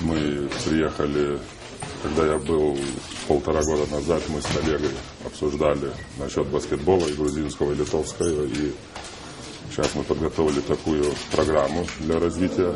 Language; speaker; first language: Russian; non-native, fluent; Lithuanian